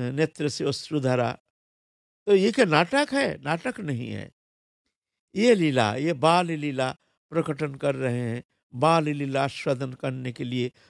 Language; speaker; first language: Hindi; non-native, local second language; Bangla